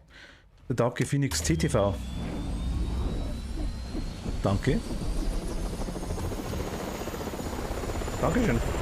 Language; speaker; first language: German; native; German